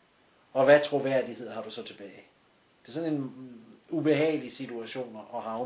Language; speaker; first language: Danish; native; Danish